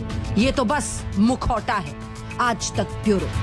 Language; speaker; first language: Hindi; native; Hindi